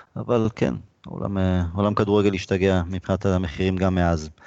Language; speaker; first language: Hebrew; native; Hebrew